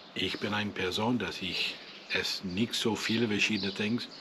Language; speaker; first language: German; non-native, learner; English